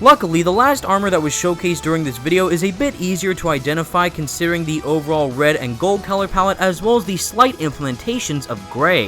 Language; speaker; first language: English; native; English